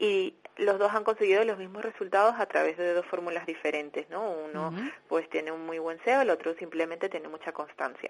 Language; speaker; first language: Spanish; native; Spanish